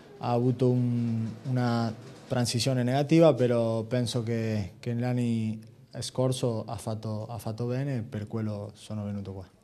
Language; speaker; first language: Italian; non-native, fluent; Spanish